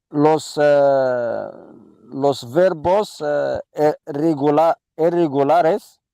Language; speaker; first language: Spanish; non-native, learner; Arabic